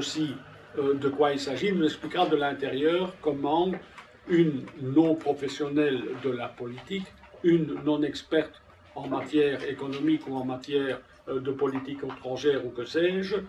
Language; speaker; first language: French; native; French